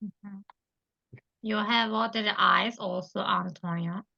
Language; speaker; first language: English; non-native, learner; Turkish